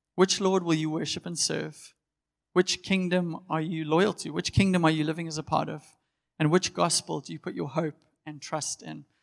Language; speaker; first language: English; native; English